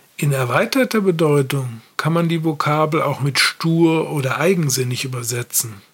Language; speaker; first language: German; native; German